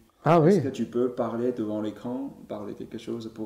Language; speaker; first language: French; non-native, learner; Chinese